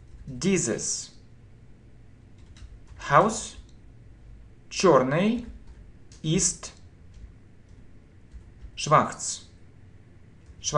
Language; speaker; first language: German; non-native, fluent; Russian